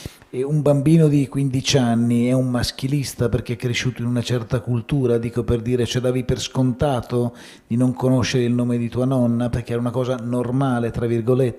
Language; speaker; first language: Italian; native; Italian